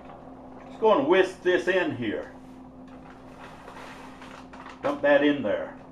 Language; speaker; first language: English; native; English